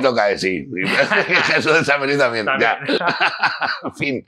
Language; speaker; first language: Spanish; native; Spanish